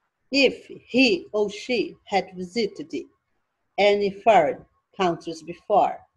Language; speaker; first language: English; non-native, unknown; Portuguese